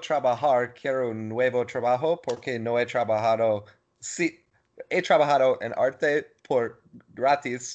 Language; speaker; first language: Spanish; non-native, learner; English